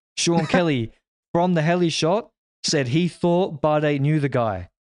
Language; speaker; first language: English; native; English